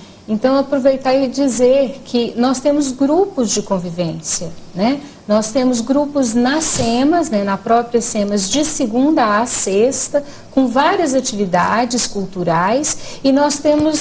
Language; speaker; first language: Portuguese; native; Portuguese